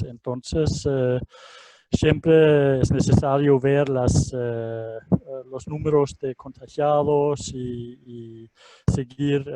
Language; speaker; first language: Spanish; non-native, fluent; Danish